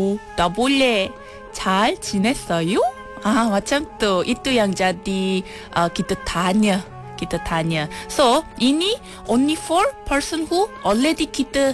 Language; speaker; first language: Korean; non-native, learner; Malay